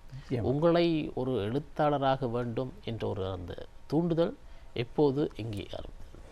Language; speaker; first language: Tamil; native; Tamil